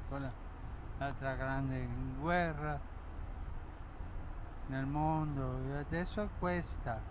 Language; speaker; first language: Italian; early bilingual, heritage; Spanish